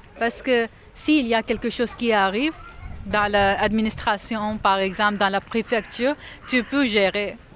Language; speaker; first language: French; non-native, fluent; Urdu